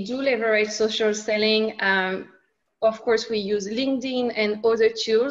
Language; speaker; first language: English; non-native, fluent; French